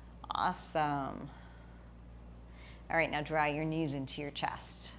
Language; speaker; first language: English; native; English